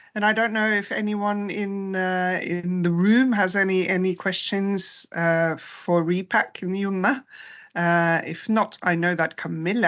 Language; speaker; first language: English; non-native, fluent; Norwegian